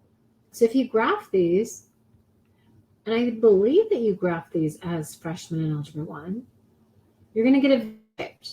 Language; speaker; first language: English; native; English